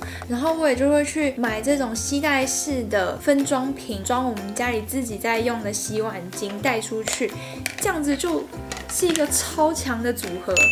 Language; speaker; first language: Chinese; native; Chinese